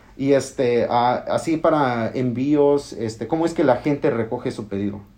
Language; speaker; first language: Spanish; early bilingual, heritage; Spanish